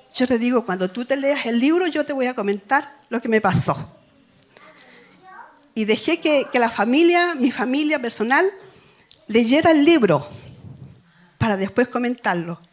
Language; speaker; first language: Spanish; native; Spanish